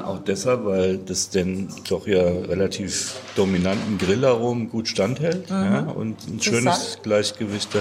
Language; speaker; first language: German; native; German